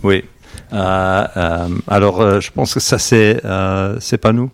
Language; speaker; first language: French; non-native, learner; Dutch